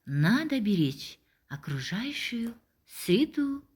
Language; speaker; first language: Russian; non-native, local second language; Kazakh